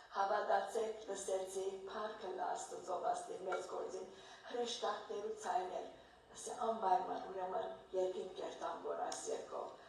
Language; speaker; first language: Armenian; early bilingual, heritage; Armenian